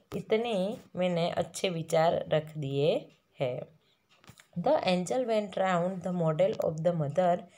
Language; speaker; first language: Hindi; non-native, local second language; Gujarati